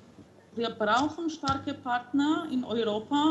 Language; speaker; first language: German; non-native, fluent; Greek